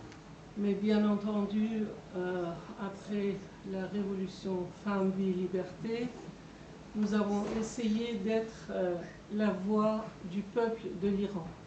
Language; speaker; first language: French; non-native, fluent; Persian